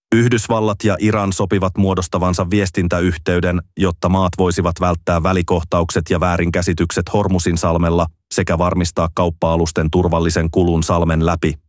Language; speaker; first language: Finnish; native; Finnish